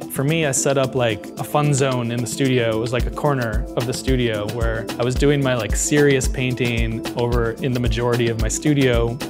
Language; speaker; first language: English; native; English